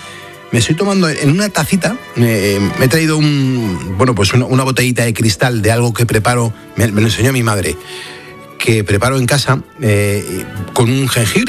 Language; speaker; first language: Spanish; native; Spanish